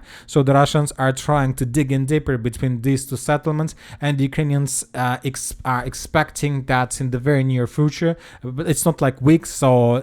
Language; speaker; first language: English; non-native, fluent; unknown